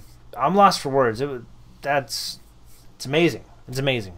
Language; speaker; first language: English; native; English